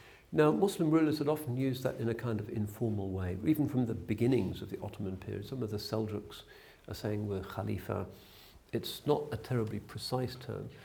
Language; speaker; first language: English; native; English